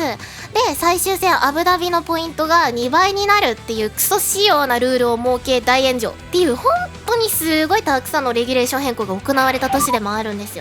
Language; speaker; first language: Japanese; native; Japanese